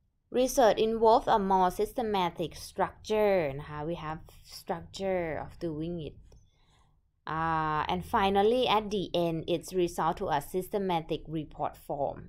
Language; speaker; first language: English; non-native, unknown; Thai